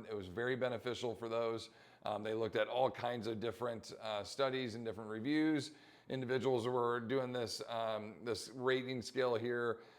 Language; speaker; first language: English; native; English